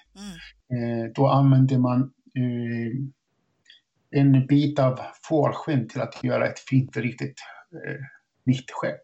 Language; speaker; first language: Swedish; non-native, fluent; Icelandic